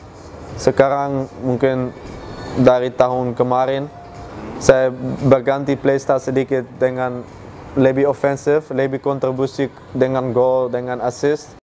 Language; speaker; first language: Indonesian; non-native, fluent; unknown